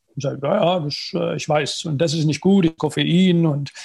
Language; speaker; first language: German; native; German